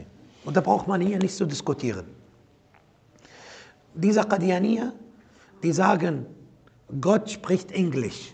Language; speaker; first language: German; non-native, fluent; Arabic